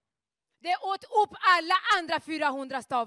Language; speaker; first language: Swedish; non-native, fluent; Rundi